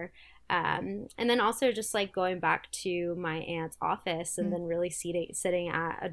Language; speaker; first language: English; early bilingual, other home language; Spanish